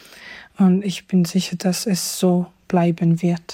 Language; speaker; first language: German; non-native, fluent; Georgian